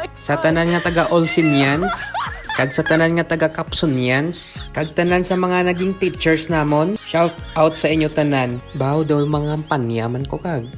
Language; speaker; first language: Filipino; non-native, local second language; Hiligaynon